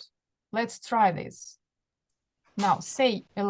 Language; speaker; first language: English; non-native, fluent; Russian